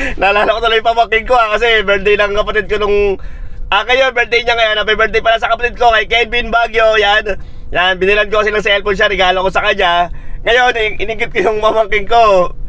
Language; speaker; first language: Filipino; native; Filipino